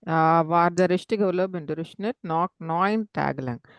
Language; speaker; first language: German; non-native, fluent; Tamil